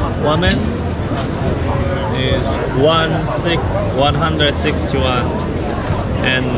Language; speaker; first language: English; non-native, learner; Korean